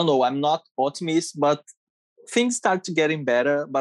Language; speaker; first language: English; non-native, learner; Portuguese